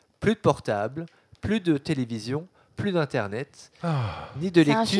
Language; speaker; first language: French; native; French